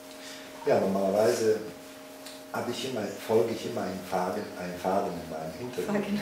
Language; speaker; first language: German; non-native, fluent; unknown